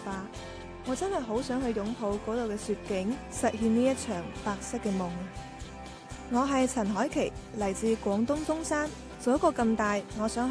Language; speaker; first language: Chinese; native; Chinese